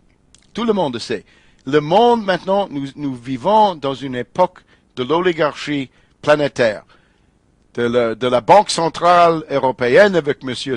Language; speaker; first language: French; non-native, fluent; English